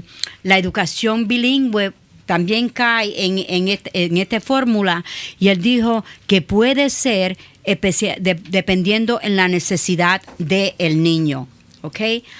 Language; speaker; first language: Spanish; early bilingual, other home language; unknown